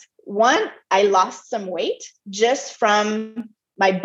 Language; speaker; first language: English; non-native, fluent; French